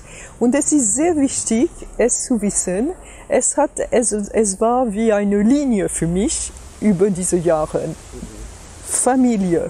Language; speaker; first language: German; non-native, fluent; French